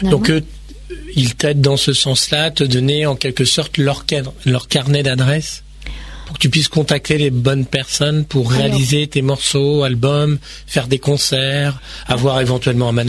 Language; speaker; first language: French; native; French